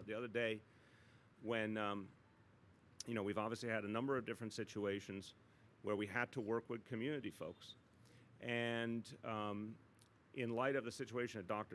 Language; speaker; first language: English; native; English